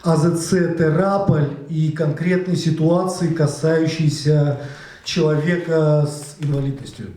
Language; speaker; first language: Russian; native; Russian